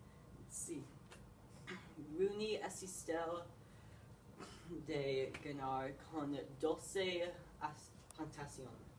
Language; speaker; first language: Spanish; non-native, learner; English